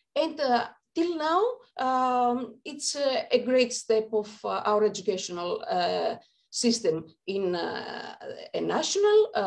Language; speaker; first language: English; non-native, fluent; Greek